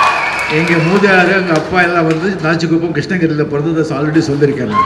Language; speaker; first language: Tamil; non-native, fluent; Marathi